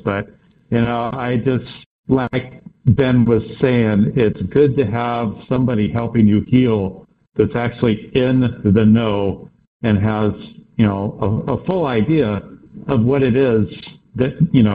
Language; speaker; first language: English; native; English